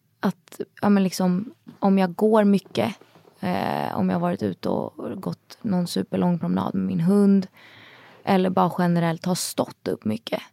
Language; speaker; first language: Swedish; native; Swedish